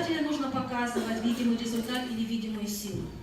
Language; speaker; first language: Russian; native; Russian